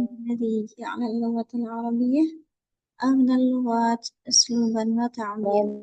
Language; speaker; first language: Arabic; non-native, learner; Indonesian